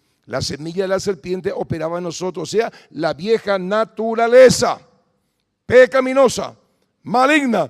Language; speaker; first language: Spanish; native; Spanish